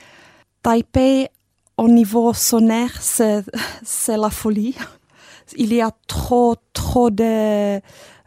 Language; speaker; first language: French; non-native, fluent; Czech